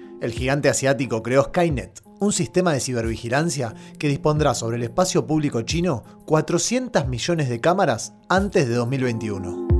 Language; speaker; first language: Spanish; native; Spanish